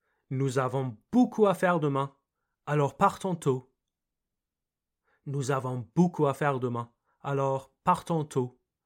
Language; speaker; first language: French; non-native, fluent; English